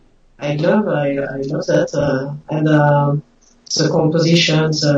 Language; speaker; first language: English; non-native, learner; French